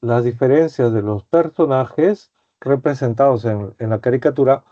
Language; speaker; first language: Spanish; native; Spanish